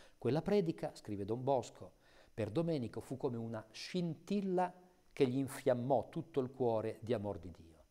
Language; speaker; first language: Italian; native; Italian